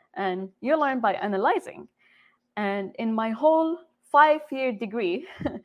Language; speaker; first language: English; non-native, fluent; Arabic